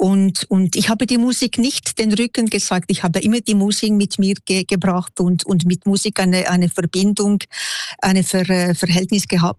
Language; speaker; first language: German; non-native, local second language; French